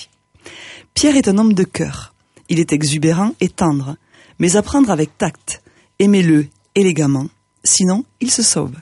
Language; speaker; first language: French; native; French